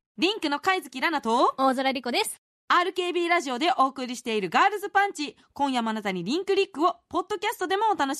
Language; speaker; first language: Japanese; native; Japanese